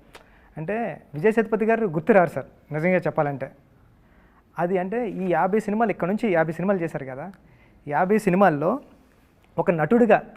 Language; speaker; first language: Telugu; native; Telugu